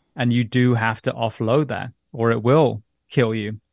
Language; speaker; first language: English; native; English